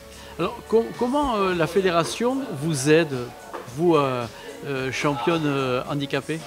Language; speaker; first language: French; native; French